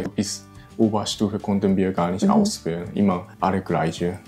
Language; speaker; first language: German; non-native, learner; Japanese